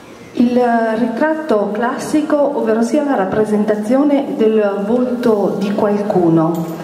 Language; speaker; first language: Italian; native; Italian